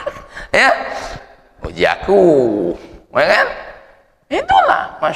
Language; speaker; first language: Indonesian; native; Indonesian